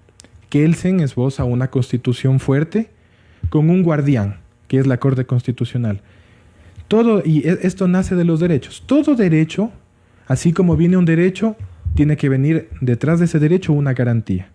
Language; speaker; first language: Spanish; native; Spanish